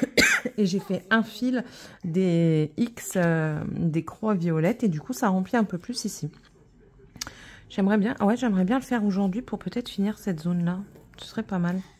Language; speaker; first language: French; native; French